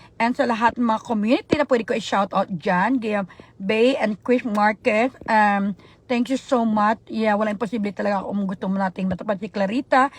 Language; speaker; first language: Filipino; native; Filipino